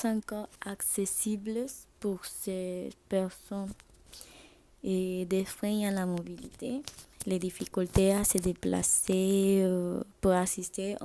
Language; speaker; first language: French; non-native, learner; Spanish